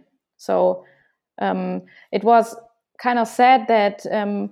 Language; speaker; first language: English; non-native, fluent; German